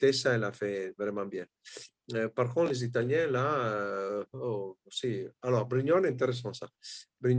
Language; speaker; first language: French; non-native, fluent; Italian